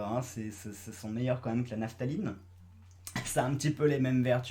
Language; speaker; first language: French; native; French